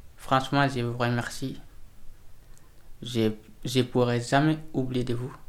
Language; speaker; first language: French; non-native, learner; Fula